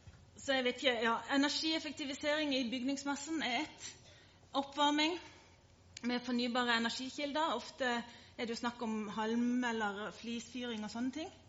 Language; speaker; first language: Norwegian; native; Norwegian